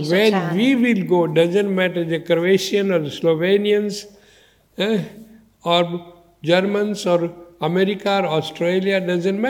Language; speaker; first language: English; non-native, learner; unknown